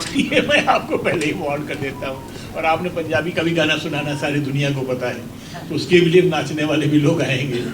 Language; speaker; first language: Hindi; non-native, local second language; Punjabi